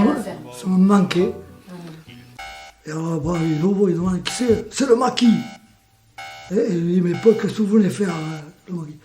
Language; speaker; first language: French; native; French